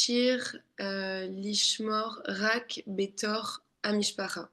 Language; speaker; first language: Hebrew; non-native, learner; French